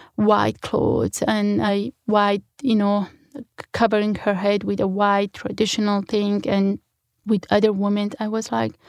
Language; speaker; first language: English; non-native, fluent; Kurdish